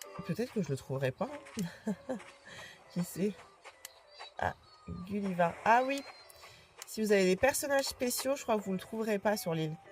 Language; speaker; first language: French; native; French